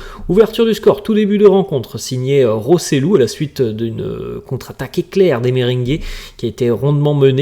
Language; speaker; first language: French; native; French